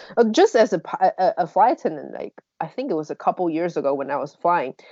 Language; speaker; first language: English; non-native, fluent; Chinese